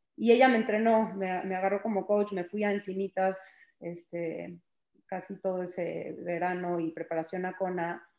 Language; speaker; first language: Spanish; early bilingual, heritage; Spanish